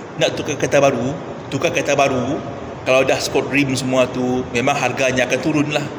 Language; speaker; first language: Malay; non-native, local second language; Iban